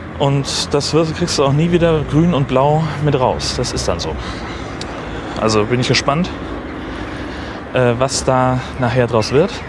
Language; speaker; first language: German; native; German